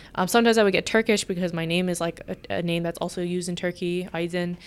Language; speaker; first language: English; early bilingual, other home language; Chinese